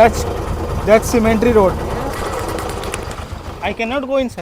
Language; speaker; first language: English; non-native, learner; Hindi